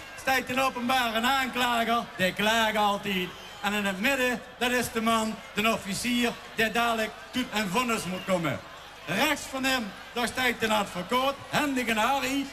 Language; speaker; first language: Dutch; native; Dutch